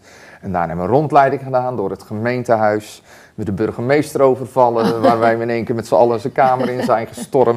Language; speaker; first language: Dutch; native; Dutch